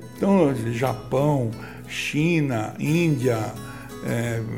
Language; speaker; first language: Portuguese; non-native, local second language; Italian